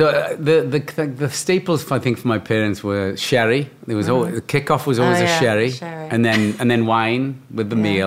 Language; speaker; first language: English; native; English